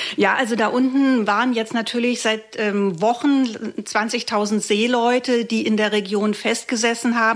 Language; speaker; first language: German; native; German